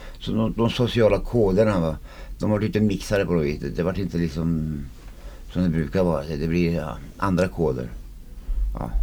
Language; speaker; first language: Swedish; early bilingual, other home language; Finnish